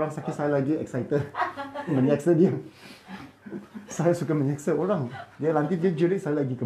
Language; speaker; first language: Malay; non-native, local second language; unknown